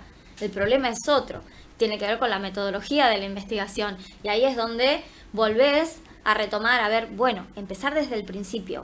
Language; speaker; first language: Spanish; native; Spanish